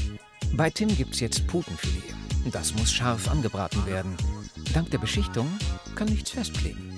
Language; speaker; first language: German; native; German